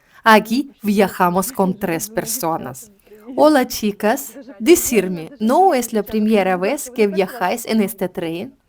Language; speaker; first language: Spanish; non-native, learner; Ukrainian